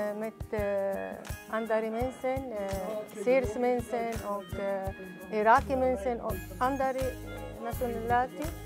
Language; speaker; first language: Dutch; non-native, learner; Arabic